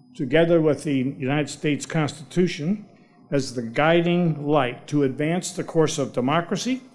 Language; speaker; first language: English; native; English